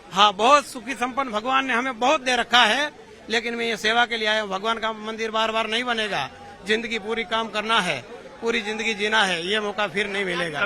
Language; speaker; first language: Hindi; non-native, local second language; Gujarati